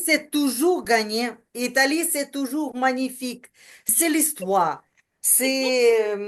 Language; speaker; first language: French; non-native, learner; Ukrainian